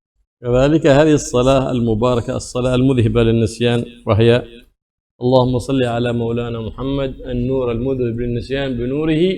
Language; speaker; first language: Arabic; native; Arabic